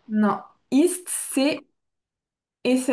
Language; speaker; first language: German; non-native, fluent; French